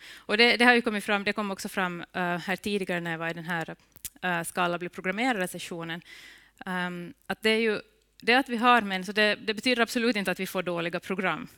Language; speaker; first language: Swedish; native; Swedish